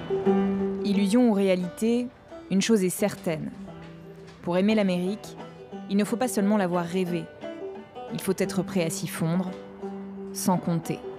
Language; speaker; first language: French; native; French